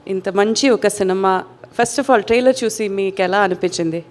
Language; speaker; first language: Telugu; non-native, fluent; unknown